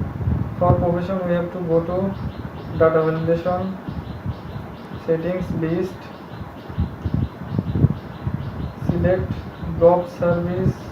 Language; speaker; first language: English; non-native, local second language; Bangla